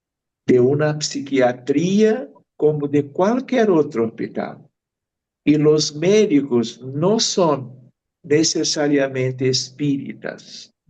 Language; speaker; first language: Spanish; non-native, fluent; Portuguese